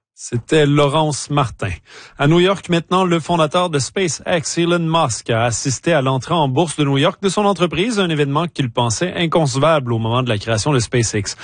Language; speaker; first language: French; native; French